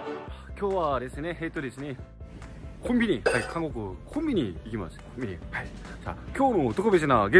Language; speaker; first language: Japanese; non-native, fluent; Korean